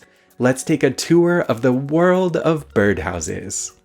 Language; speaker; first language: English; native; English